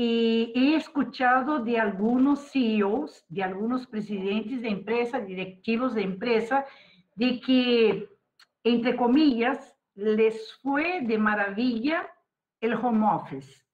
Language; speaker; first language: Spanish; non-native, fluent; Portuguese